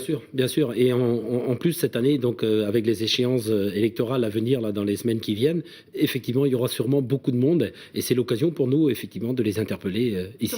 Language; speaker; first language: French; native; French